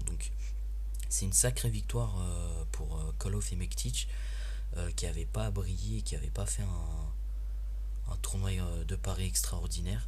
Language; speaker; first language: French; native; French